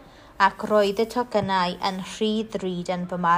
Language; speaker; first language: Welsh; non-native, local second language; English